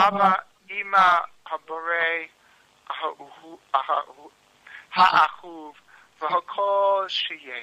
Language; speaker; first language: Hebrew; non-native, learner; English